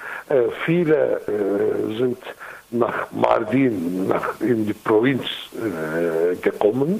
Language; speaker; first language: German; non-native, fluent; Kurdish